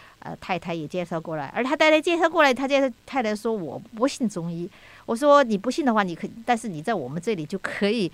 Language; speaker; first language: Chinese; native; Chinese